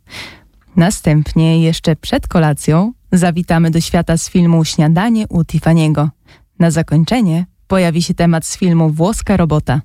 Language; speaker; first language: Polish; native; Polish